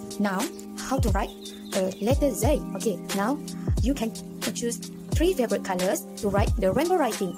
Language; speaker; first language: English; non-native, local second language; Malay